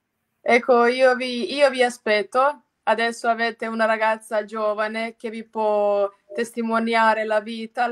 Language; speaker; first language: Italian; non-native, fluent; Croatian